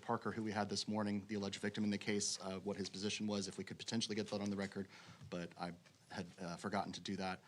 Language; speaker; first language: English; native; English